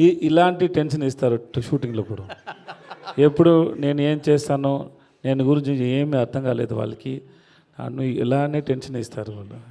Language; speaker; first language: Telugu; non-native, learner; Tamil